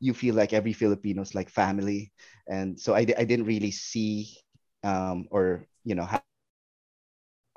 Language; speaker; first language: English; non-native, local second language; Filipino